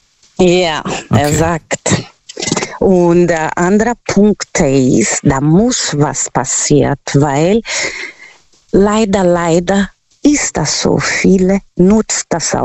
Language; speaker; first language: German; non-native, learner; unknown